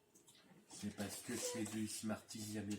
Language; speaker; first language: French; native; French